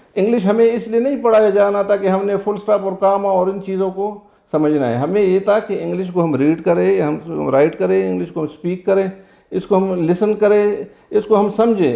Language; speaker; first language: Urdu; non-native, local second language; Pashto